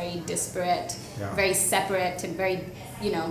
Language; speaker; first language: English; non-native, local second language; Telugu